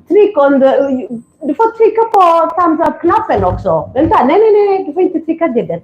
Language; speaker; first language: Swedish; non-native, fluent; Kikuyu